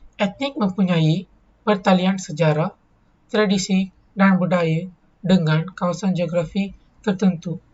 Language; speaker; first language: Malay; non-native, local second language; Tamil